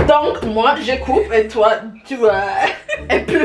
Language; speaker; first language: French; non-native, learner; English